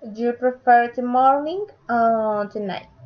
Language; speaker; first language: English; non-native, learner; Spanish